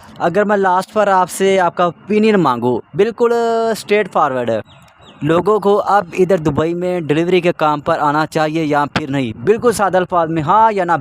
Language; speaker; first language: Urdu; non-native, local second language; Punjabi